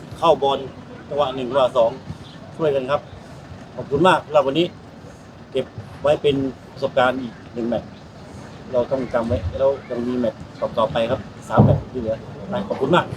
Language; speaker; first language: Thai; native; Thai